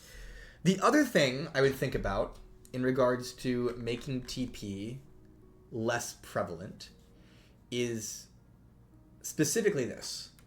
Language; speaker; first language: English; native; English